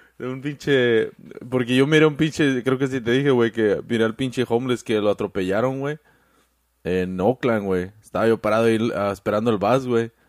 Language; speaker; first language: Spanish; early bilingual, heritage; Spanish